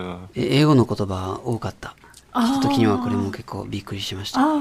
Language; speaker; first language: Japanese; non-native, learner; French